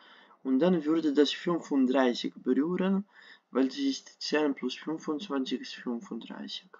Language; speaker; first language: German; non-native, fluent; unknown